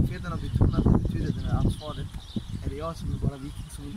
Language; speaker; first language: Swedish; non-native, fluent; Arabic